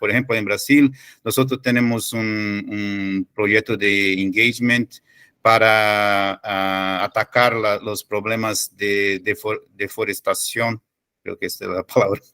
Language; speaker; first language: Spanish; non-native, fluent; Portuguese